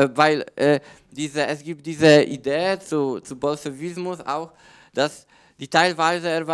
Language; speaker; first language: German; non-native, learner; Polish